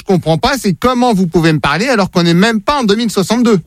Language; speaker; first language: French; native; French